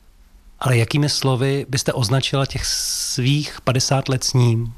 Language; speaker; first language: Czech; native; Czech